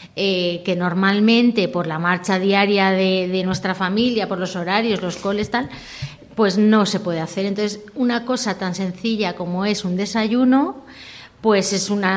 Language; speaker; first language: Spanish; non-native, local second language; Catalan